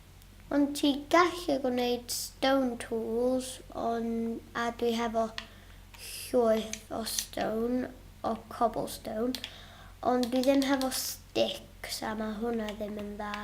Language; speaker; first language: Welsh; non-native, local second language; English